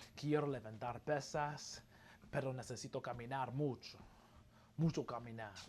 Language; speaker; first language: Spanish; non-native, learner; English